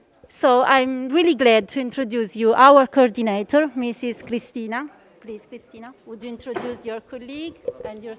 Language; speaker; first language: English; non-native, fluent; Italian